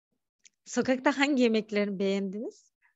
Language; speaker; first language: Turkish; non-native, fluent; Kyrgyz